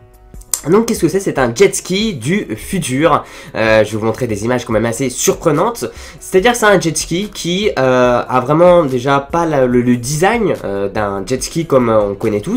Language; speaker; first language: French; native; French